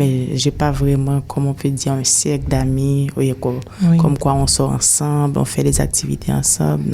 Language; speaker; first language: French; non-native, local second language; Haitian Creole